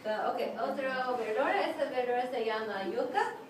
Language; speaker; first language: Spanish; non-native, fluent; English